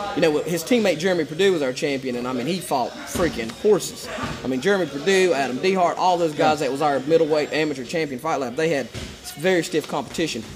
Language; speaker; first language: English; native; English